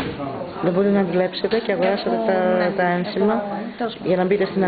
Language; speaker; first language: Greek; native; Greek